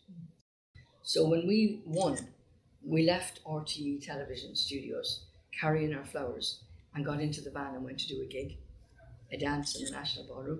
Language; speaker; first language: English; native; English